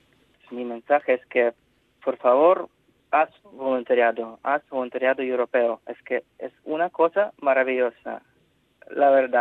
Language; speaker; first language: Spanish; non-native, fluent; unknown